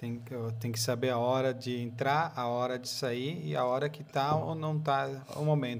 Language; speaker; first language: Portuguese; native; Portuguese